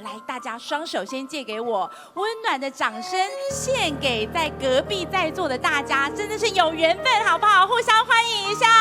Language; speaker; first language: Chinese; native; Chinese